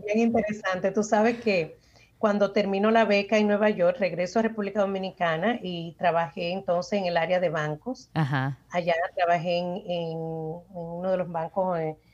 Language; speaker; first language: Spanish; native; Spanish